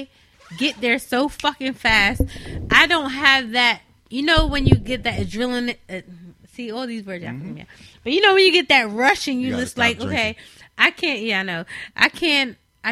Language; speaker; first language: English; native; English